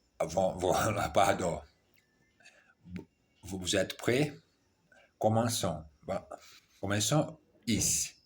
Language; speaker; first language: French; non-native, learner; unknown